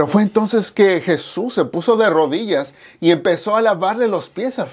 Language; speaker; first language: Spanish; native; Spanish